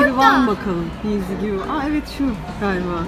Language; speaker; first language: Turkish; native; Turkish